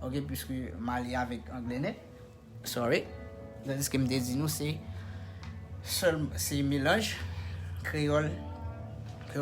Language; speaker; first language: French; non-native, local second language; Haitian Creole